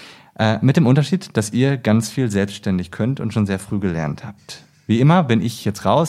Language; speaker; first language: German; native; German